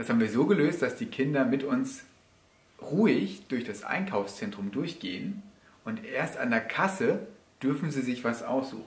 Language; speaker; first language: German; native; German